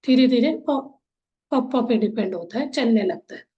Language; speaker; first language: Hindi; non-native, local second language; Kannada